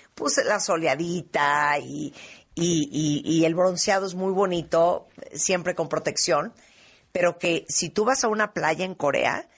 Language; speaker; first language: Spanish; native; Spanish